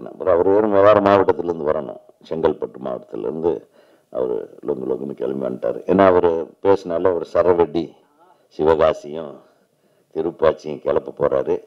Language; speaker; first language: Tamil; native; Tamil